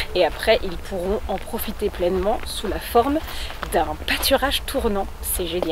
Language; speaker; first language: French; native; French